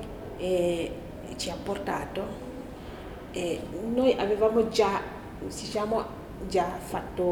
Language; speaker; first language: Italian; non-native, learner; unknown